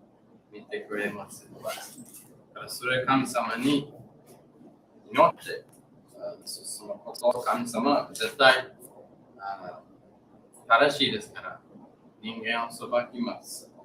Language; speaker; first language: Japanese; non-native, learner; English